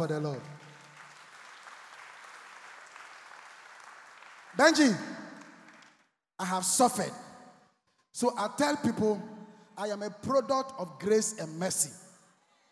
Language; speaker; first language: English; non-native, local second language; Akan